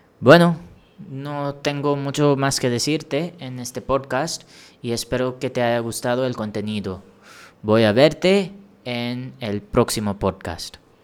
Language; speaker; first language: Spanish; non-native, fluent; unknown